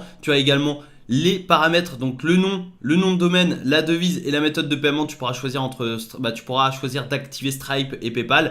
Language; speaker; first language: French; native; French